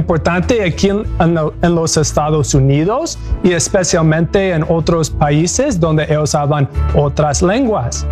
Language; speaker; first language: Spanish; non-native, learner; English